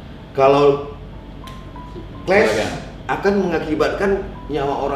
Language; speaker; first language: Indonesian; native; Indonesian